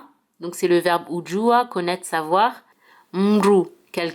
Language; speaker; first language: French; early bilingual, heritage; French